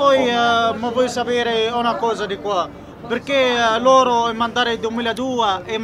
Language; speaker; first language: Italian; non-native, learner; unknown